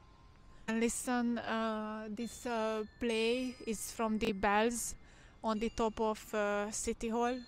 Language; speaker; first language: English; non-native, fluent; Hungarian